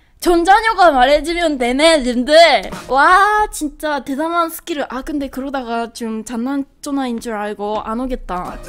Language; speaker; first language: Korean; non-native, fluent; Japanese